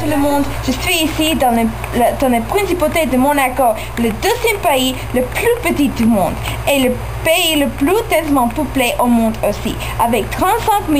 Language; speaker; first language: French; non-native, learner; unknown